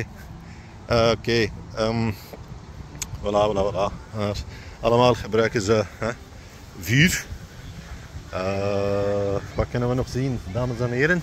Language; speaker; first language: Dutch; non-native, fluent; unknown